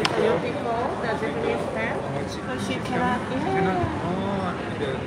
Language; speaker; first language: English; non-native, learner; Thai